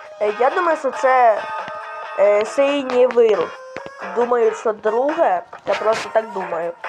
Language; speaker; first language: Ukrainian; non-native, local second language; Russian